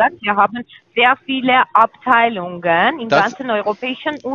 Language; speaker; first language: German; non-native, learner; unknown